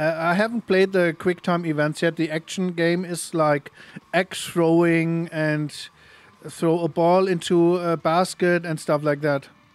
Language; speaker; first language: English; non-native, fluent; German